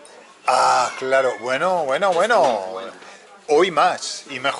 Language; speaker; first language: Spanish; native; Spanish